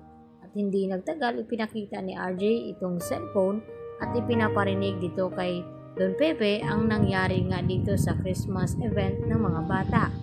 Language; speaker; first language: Filipino; native; Filipino